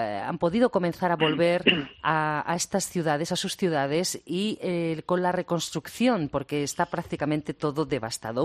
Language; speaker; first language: Spanish; native; Spanish